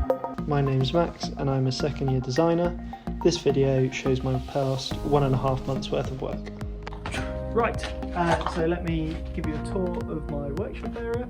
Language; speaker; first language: English; native; English